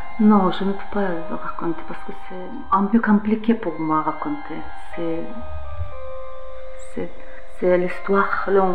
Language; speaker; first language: French; non-native, learner; Russian